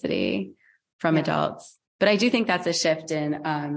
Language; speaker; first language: English; native; English